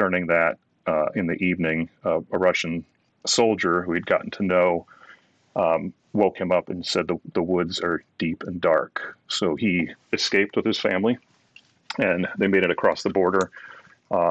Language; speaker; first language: English; early bilingual, other home language; Ukrainian